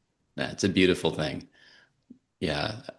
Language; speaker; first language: English; native; English